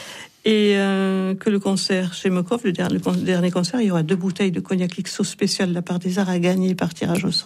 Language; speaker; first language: French; native; French